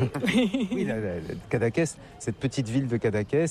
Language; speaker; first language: French; native; French